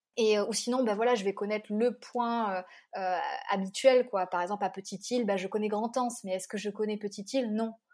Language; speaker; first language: French; native; French